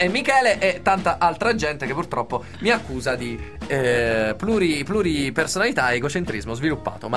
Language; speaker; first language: Italian; native; Italian